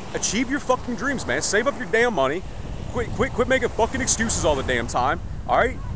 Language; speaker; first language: English; native; English